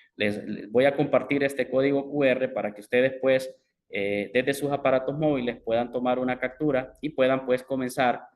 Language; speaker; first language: Spanish; native; Spanish